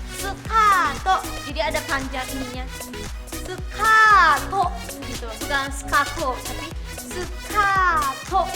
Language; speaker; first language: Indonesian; non-native, fluent; Japanese